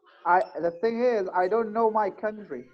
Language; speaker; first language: English; non-native, fluent; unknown